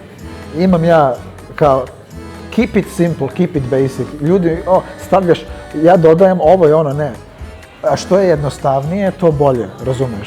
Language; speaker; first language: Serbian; early bilingual, heritage; Serbian